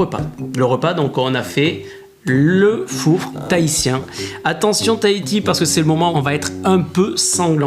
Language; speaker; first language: French; native; French